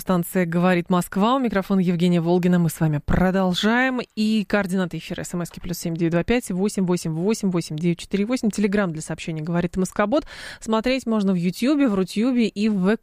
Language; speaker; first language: Russian; native; Russian